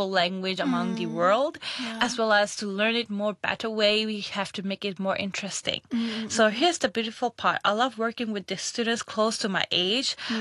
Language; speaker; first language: English; non-native, local second language; Urdu